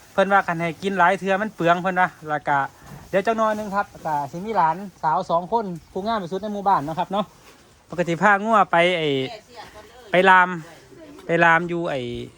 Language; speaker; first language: Thai; native; Thai